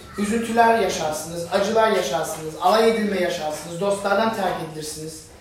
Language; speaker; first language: Turkish; non-native, fluent; German